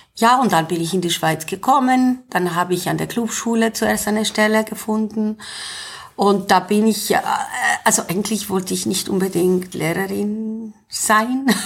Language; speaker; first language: German; non-native, fluent; Greek